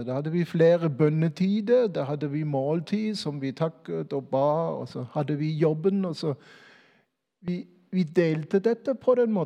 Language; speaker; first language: Norwegian; non-native, fluent; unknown